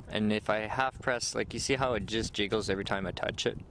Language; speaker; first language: English; native; English